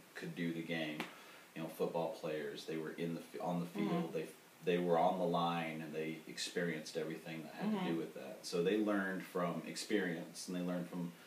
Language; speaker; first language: English; native; English